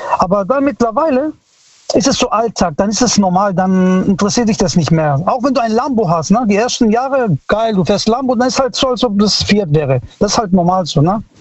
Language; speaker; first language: German; early bilingual, other home language; Italian